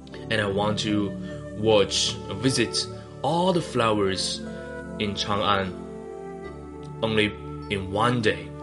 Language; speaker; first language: English; non-native, fluent; Chinese